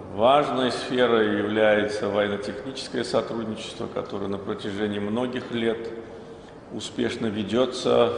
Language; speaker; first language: Russian; non-native, local second language; Azerbaijani